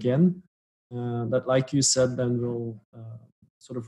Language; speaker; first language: English; non-native, fluent; Dutch